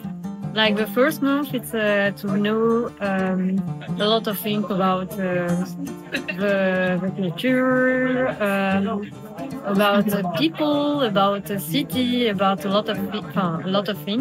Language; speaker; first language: English; non-native, learner; French